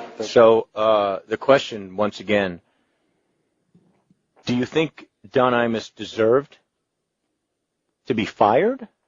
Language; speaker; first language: English; native; English